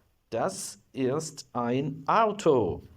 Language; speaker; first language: German; non-native, fluent; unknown